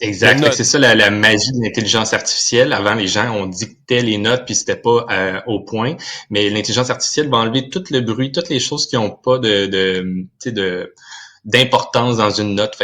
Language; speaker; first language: French; native; French